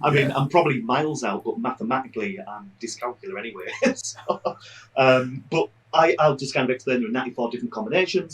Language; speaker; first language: English; native; English